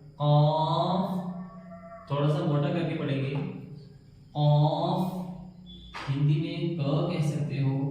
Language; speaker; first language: Hindi; native; Hindi